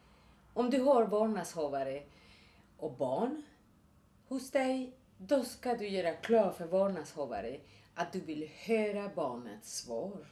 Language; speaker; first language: Swedish; non-native, fluent; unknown